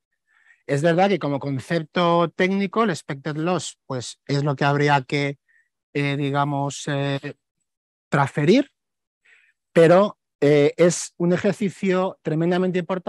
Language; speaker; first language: Spanish; native; Spanish